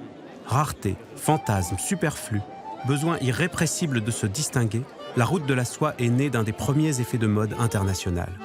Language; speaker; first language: French; native; French